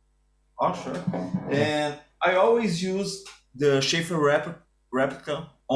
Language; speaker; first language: English; non-native, learner; Portuguese